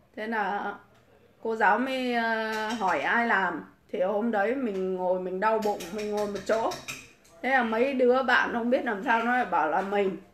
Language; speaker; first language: Vietnamese; native; Vietnamese